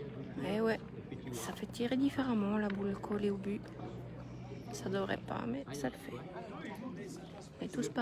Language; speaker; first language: French; native; French